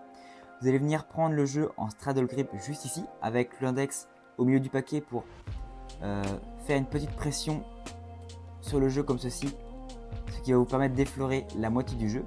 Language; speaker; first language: French; native; French